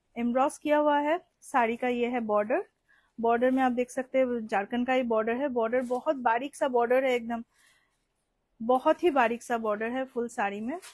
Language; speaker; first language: Hindi; non-native, local second language; Bangla